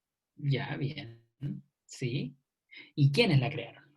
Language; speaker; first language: Spanish; native; Spanish